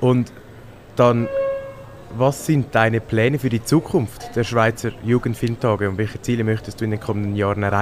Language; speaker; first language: German; native; German